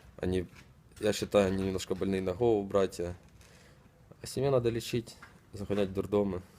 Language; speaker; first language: Russian; native; Russian